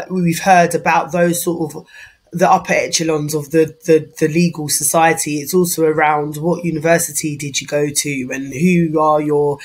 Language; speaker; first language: English; native; English